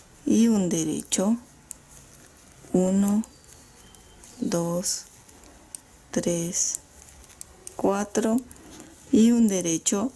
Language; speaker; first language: Spanish; native; Spanish